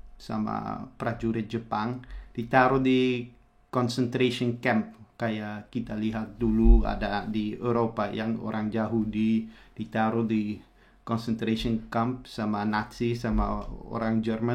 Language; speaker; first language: Indonesian; non-native, fluent; Dutch